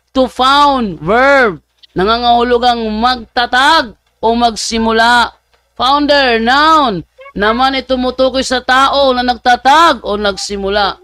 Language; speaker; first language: Filipino; native; Filipino